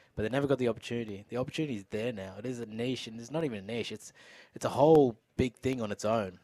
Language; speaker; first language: English; non-native, local second language; Urdu